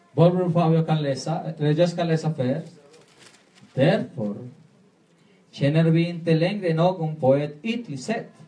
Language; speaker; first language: Swedish; non-native, learner; Spanish